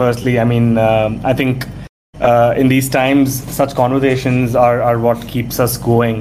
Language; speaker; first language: English; non-native, local second language; Tamil